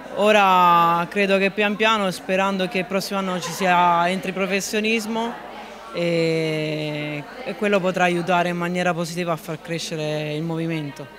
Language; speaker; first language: Italian; native; Italian